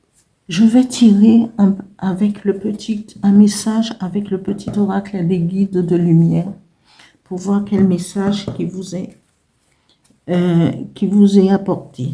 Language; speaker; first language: French; native; French